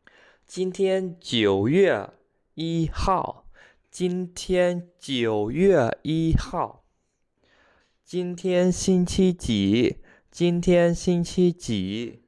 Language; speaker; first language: Chinese; non-native, fluent; Khmer